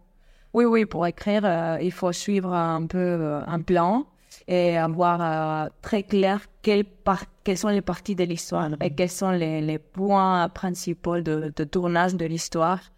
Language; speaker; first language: French; non-native, fluent; Spanish